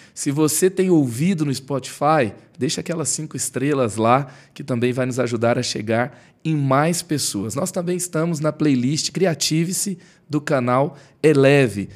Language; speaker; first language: Portuguese; native; Portuguese